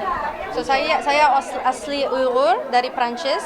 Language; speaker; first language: Indonesian; non-native, learner; Uyghur